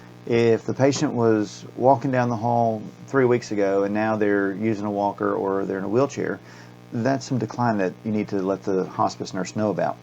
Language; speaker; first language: English; native; English